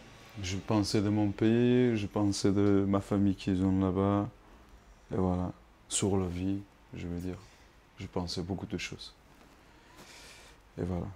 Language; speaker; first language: French; non-native, learner; Kurdish